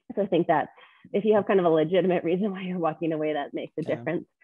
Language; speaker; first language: English; native; English